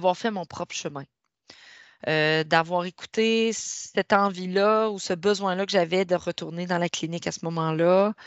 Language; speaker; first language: French; native; French